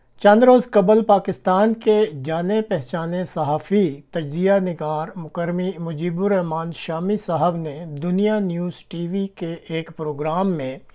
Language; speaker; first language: Urdu; non-native, local second language; Punjabi